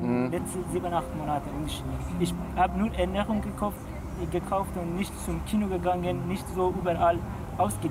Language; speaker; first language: German; non-native, learner; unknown